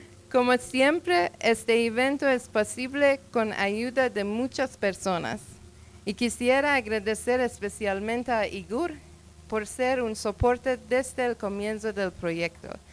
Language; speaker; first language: Spanish; non-native, learner; Persian